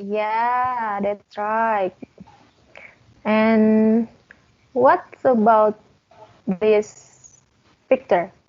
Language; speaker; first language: English; non-native, learner; Indonesian